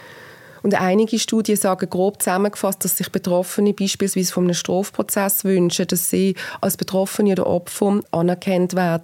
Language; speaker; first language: German; native; German